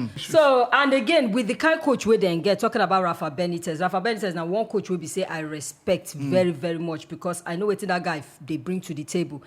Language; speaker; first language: Nigerian Pidgin; native; Nigerian Pidgin